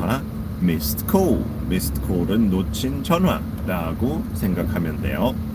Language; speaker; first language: Korean; non-native, fluent; English